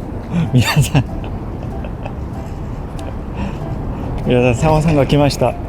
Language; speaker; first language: Japanese; non-native, fluent; Korean